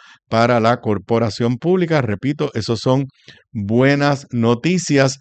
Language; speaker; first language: Spanish; native; Spanish